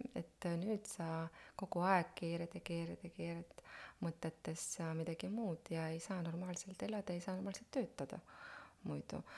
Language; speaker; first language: Estonian; non-native, local second language; Russian